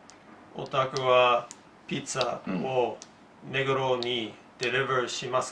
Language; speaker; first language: Japanese; non-native, learner; English